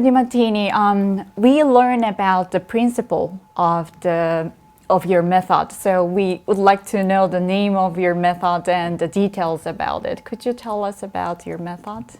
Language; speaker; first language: English; non-native, fluent; Japanese